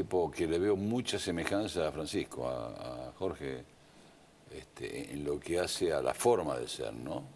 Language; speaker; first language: Spanish; native; Spanish